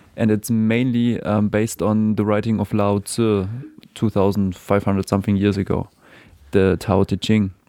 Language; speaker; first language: English; non-native, fluent; German